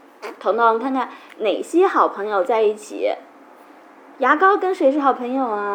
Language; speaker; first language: Chinese; native; Chinese